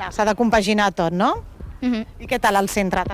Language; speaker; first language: Catalan; native; Catalan